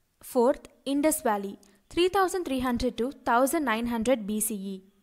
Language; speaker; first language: English; non-native, local second language; Tamil